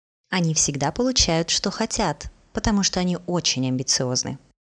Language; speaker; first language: Russian; native; Russian